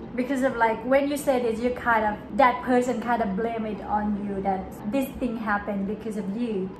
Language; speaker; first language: English; non-native, fluent; Thai